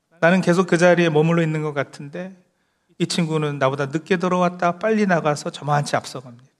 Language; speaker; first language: Korean; early bilingual, heritage; Korean